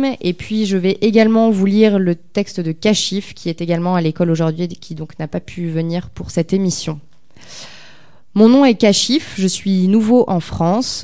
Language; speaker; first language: French; native; French